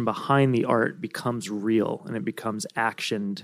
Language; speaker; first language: English; native; English